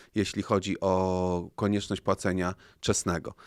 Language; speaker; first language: Polish; native; Polish